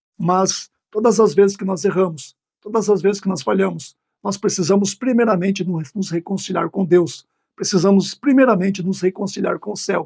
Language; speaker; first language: Portuguese; native; Portuguese